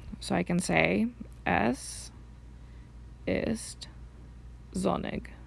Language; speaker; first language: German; non-native, fluent; English